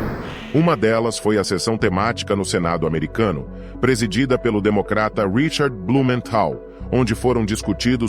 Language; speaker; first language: Portuguese; native; Portuguese